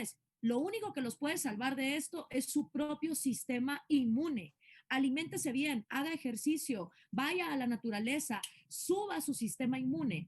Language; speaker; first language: Spanish; native; Spanish